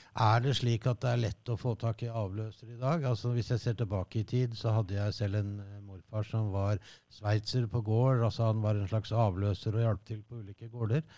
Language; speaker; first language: Norwegian; native; Norwegian